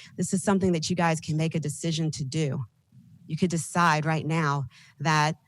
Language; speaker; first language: English; native; English